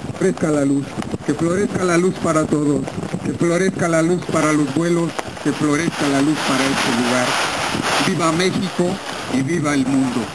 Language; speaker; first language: Spanish; native; Spanish